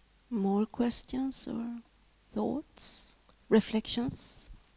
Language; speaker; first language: English; non-native, fluent; Swedish